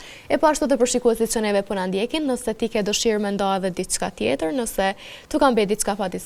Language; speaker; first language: Albanian; native; Albanian